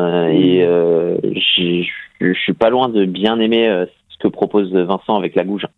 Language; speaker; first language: French; native; French